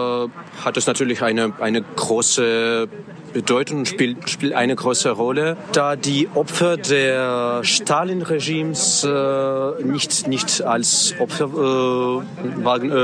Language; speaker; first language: German; non-native, learner; Russian